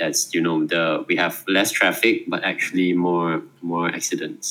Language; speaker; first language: English; non-native, fluent; Malay